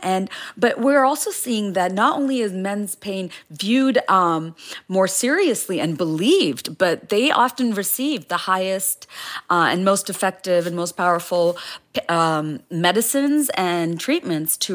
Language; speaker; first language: English; non-native, local second language; Bangla